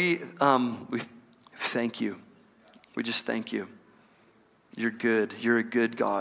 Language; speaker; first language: English; native; English